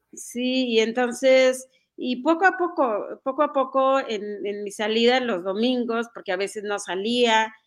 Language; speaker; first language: Spanish; non-native, local second language; Mixtepec Mixtec